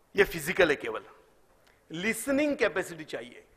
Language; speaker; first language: Hindi; non-native, local second language; Marathi